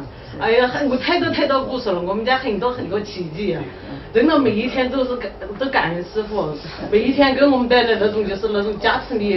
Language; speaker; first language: Chinese; native; Chinese